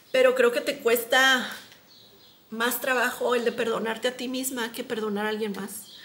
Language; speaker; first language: Spanish; native; Spanish